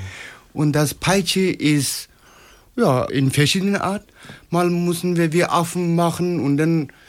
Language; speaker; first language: German; non-native, fluent; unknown